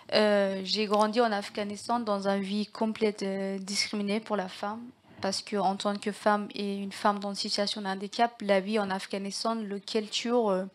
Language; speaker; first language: French; non-native, learner; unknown